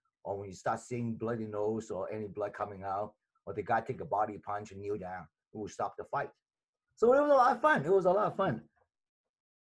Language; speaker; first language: English; non-native, local second language; Cantonese